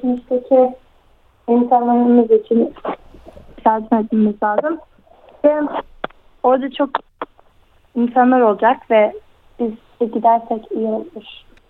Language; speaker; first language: Turkish; early bilingual, heritage; Turkish